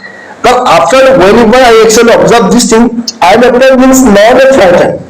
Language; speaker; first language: English; non-native, learner; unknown